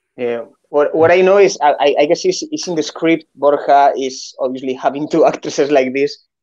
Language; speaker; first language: English; non-native, fluent; Spanish